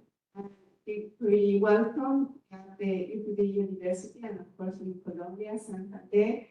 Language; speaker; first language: English; non-native, learner; Spanish